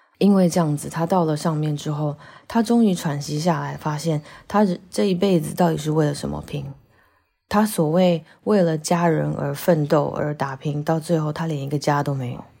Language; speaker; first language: Chinese; native; Chinese